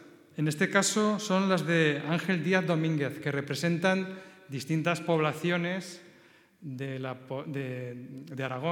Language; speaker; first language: Spanish; native; Spanish